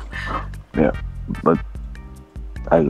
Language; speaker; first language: English; non-native, learner; Korean